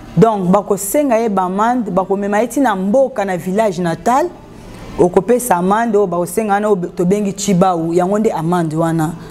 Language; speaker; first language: Lingala; non-native, local second language; Luba-Lulua